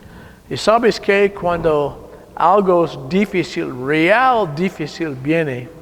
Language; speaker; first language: Spanish; non-native, learner; English